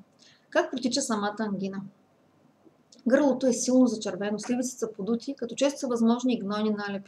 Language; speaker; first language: Bulgarian; native; Bulgarian